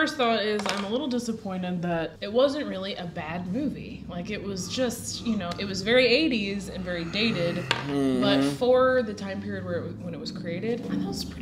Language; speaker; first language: English; native; English